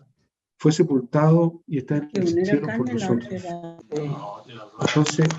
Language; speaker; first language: Spanish; native; Spanish